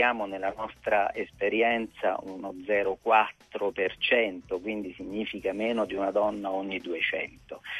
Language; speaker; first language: Italian; native; Italian